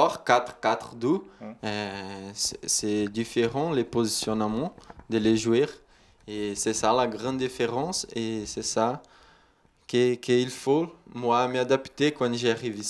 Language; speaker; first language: French; non-native, learner; Portuguese